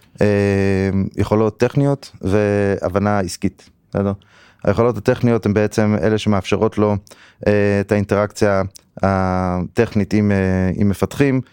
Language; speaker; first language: Hebrew; native; Hebrew